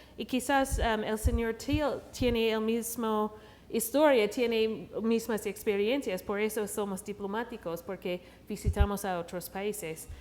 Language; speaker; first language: Spanish; non-native, fluent; English